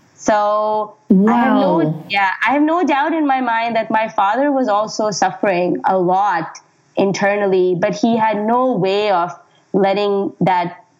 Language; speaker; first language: English; non-native, local second language; Urdu